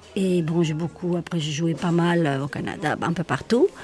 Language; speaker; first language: French; non-native, fluent; Spanish